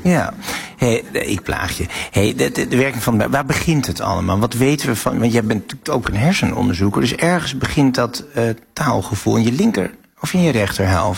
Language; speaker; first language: Dutch; native; Dutch